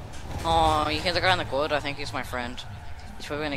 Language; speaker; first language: English; native; English